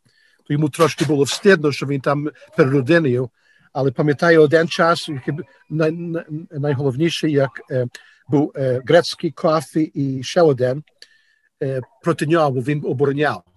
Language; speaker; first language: Ukrainian; early bilingual, heritage; Ukrainian